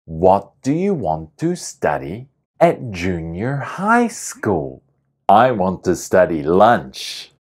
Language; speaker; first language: English; native; English